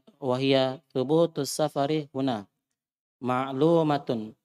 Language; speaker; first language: Arabic; non-native, fluent; Indonesian